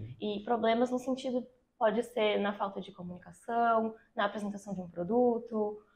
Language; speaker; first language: Portuguese; early bilingual, other home language; French